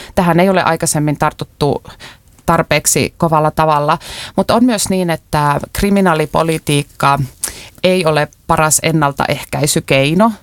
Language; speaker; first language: Finnish; native; Finnish